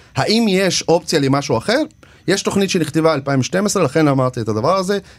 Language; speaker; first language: Hebrew; non-native, local second language; Arabic